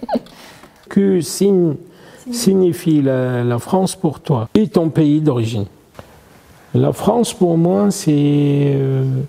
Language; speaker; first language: French; non-native, fluent; Arabic